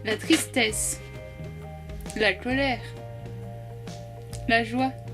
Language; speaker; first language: French; native; French